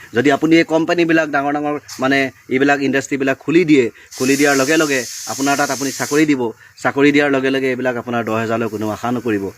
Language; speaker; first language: Assamese; native; Assamese